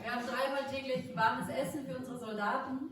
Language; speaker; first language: German; native; German